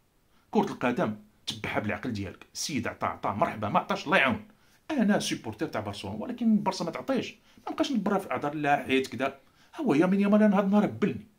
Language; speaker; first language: Arabic; native; Arabic